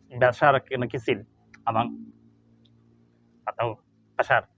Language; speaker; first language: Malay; non-native, learner; Bangla